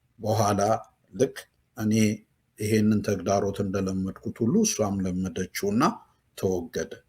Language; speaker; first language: Amharic; native; Amharic